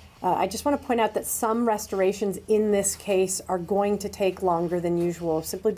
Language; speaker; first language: English; native; English